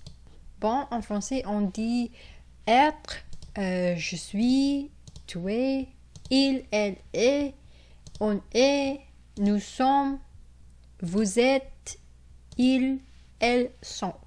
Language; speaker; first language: French; non-native, fluent; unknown